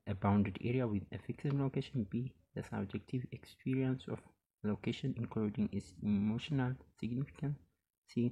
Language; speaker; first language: English; non-native, local second language; Amharic